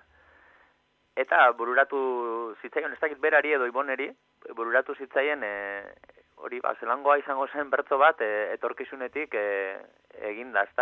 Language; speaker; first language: Basque; non-native, local second language; Spanish